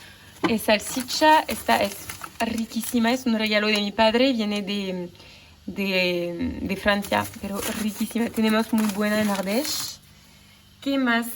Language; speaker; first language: Spanish; non-native, fluent; French